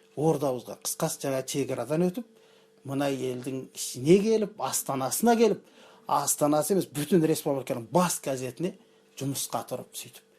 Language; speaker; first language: Kazakh; early bilingual, heritage; Kazakh